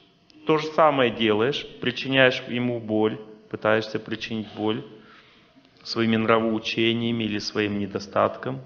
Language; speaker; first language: Russian; native; Russian